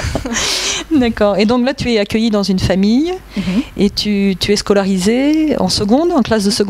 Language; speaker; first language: French; native; French